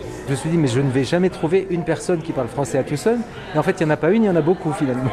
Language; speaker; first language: French; native; French